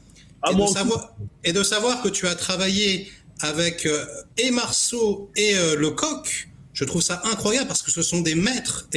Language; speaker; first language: French; native; French